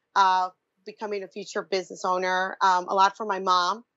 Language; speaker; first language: English; native; English